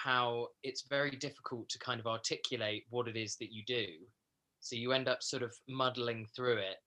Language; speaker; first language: English; native; English